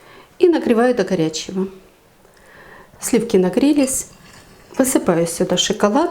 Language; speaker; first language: Russian; native; Russian